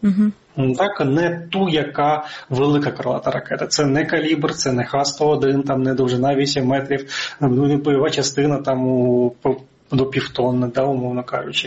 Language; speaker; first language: Ukrainian; native; Ukrainian